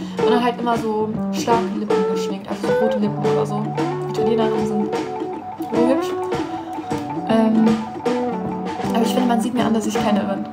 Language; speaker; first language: German; early bilingual, other home language; Kurdish